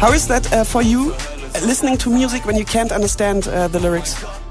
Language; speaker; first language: English; non-native, fluent; German